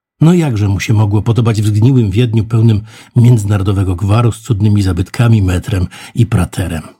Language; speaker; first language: Polish; native; Polish